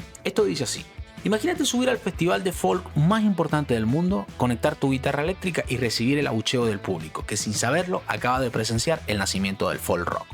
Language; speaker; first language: Spanish; native; Spanish